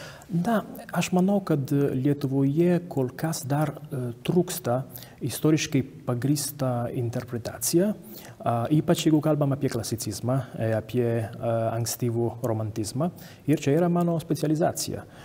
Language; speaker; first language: Lithuanian; non-native, fluent; Italian